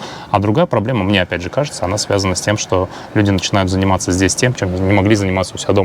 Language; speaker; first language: Russian; native; Russian